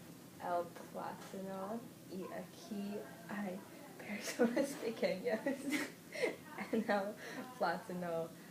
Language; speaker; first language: Spanish; non-native, learner; English